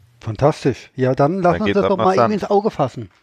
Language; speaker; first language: German; native; German